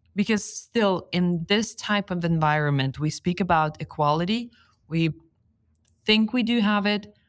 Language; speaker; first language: English; non-native, fluent; Lithuanian